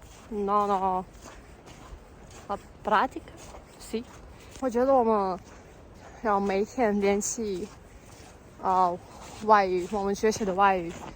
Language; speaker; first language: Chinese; non-native, fluent; Russian